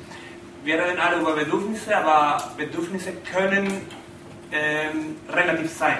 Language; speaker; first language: German; non-native, fluent; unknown